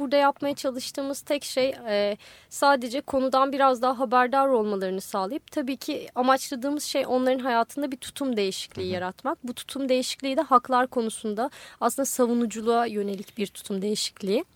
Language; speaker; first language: Turkish; native; Turkish